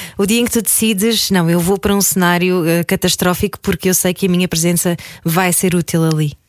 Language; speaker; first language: Portuguese; native; Portuguese